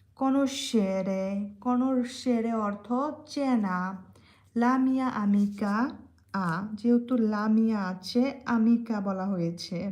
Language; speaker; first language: Bangla; native; Bangla